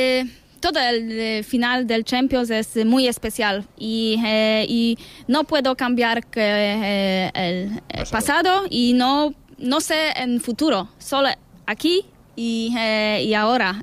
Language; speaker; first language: Spanish; non-native, learner; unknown